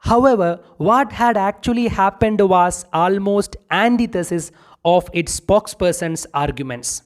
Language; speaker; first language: English; non-native, local second language; Malayalam